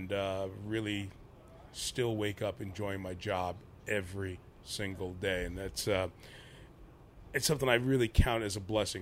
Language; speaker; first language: English; native; English